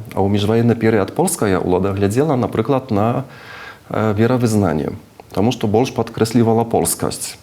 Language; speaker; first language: Belarusian; non-native, fluent; Czech